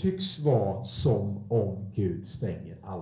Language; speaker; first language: Swedish; non-native, fluent; English